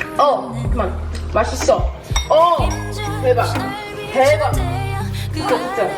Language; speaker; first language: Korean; non-native, learner; English